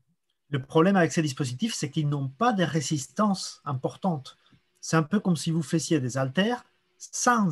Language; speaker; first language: French; native; French